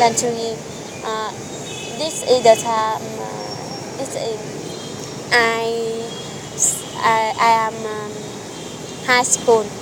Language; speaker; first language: English; non-native, learner; Vietnamese